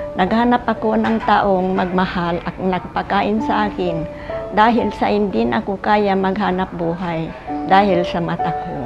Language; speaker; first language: Filipino; non-native, local second language; Pangasinan